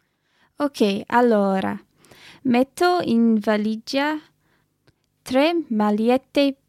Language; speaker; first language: Italian; non-native, learner; English